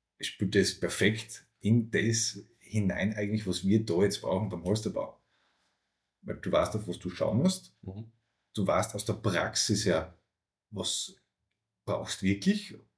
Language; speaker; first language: German; native; German